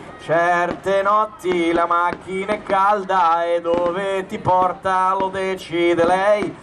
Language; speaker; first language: Italian; native; Italian